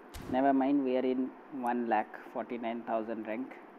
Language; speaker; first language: English; non-native, local second language; Bangla